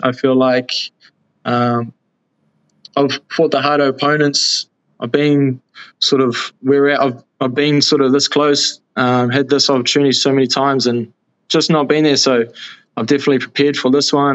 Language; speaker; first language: English; native; English